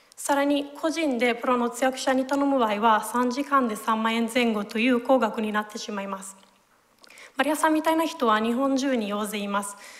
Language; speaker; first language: Japanese; non-native, fluent; Italian